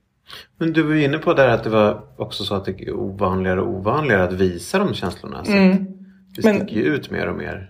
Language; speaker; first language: Swedish; native; Swedish